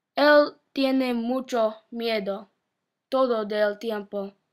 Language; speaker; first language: Spanish; non-native, learner; English